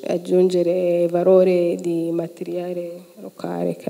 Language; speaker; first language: Italian; non-native, fluent; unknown